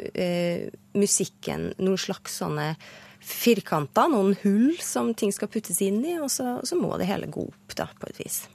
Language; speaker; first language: Norwegian; native; Norwegian